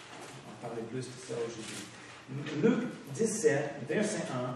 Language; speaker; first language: French; non-native, fluent; English